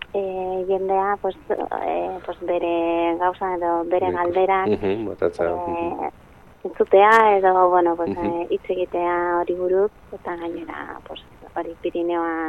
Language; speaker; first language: Basque; non-native, local second language; Spanish